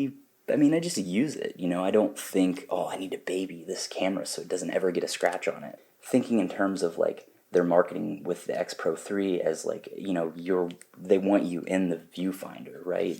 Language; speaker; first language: English; native; English